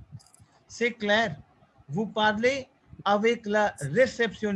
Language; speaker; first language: French; non-native, fluent; Hindi